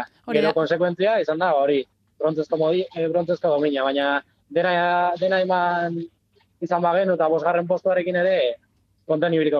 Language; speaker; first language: Basque; native; Basque